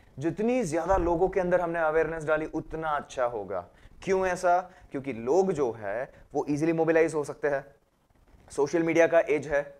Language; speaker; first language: Hindi; non-native, local second language; Gujarati